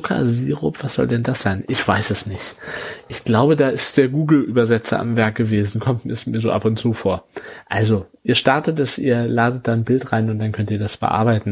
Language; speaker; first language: German; native; German